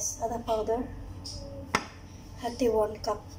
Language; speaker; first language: English; non-native, learner; Filipino